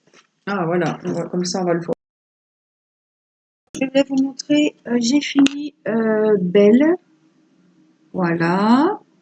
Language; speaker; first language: French; native; French